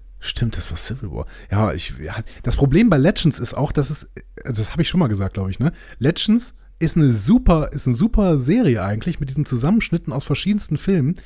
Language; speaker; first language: German; native; German